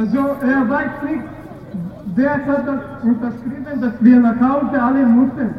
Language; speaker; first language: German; non-native, learner; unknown